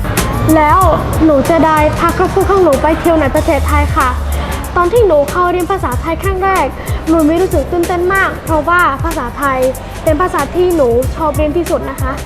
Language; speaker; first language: Thai; non-native, learner; Khmer